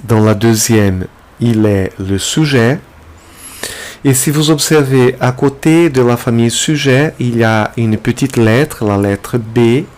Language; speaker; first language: French; non-native, fluent; Portuguese